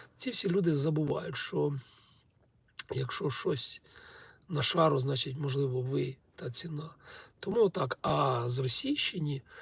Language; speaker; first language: Ukrainian; non-native, local second language; Russian